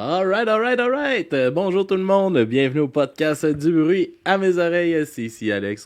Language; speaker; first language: French; native; French